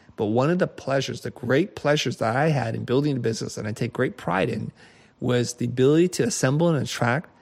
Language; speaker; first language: English; native; English